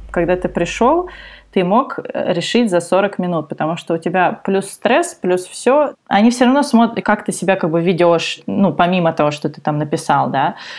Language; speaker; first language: Russian; native; Russian